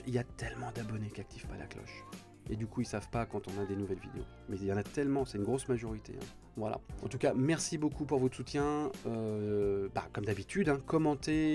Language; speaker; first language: French; native; French